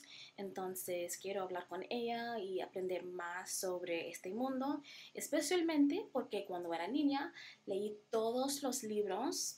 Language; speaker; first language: Spanish; non-native, learner; English